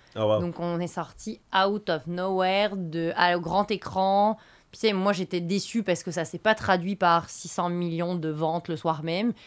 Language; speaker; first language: French; native; French